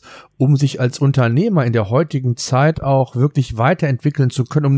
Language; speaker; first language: German; native; German